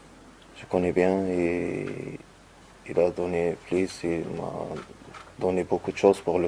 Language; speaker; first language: French; non-native, learner; Arabic